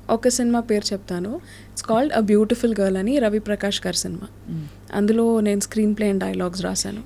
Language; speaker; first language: Telugu; native; Telugu